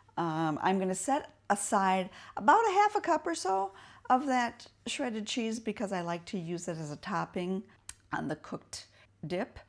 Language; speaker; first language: English; native; English